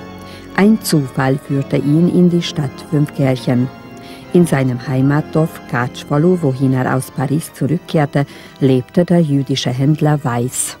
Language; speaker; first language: German; native; German